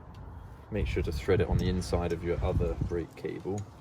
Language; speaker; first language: English; native; English